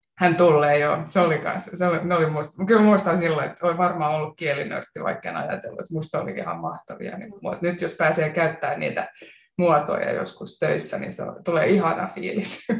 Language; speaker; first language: Finnish; non-native, local second language; Swedish